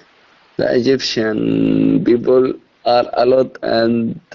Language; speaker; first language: English; non-native, learner; Arabic